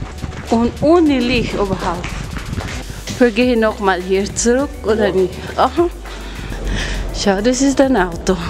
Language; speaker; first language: German; non-native, learner; Filipino